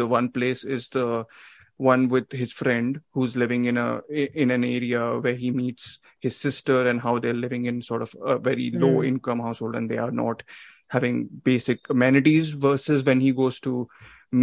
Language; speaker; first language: English; non-native, local second language; Hindi